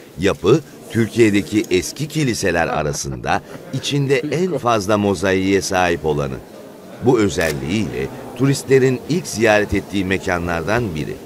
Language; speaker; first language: Turkish; native; Turkish